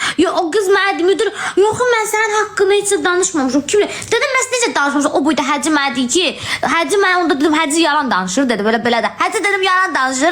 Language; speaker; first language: Azerbaijani; non-native, local second language; Talysh